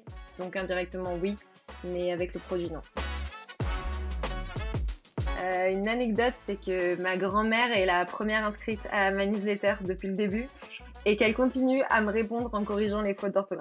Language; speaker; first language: French; native; French